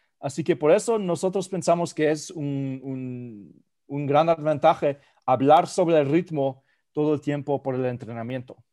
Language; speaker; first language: Spanish; non-native, fluent; German